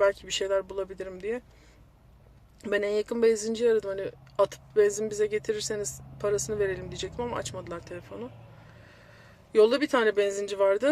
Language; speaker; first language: Turkish; native; Turkish